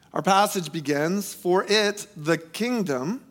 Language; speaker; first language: English; native; English